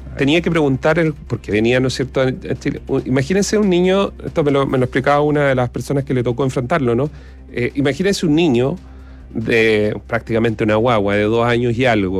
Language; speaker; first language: Spanish; native; Spanish